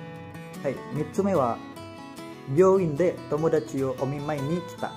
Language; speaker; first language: Japanese; non-native, learner; Indonesian